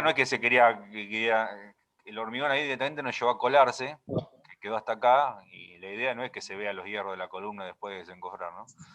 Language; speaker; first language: Spanish; native; Spanish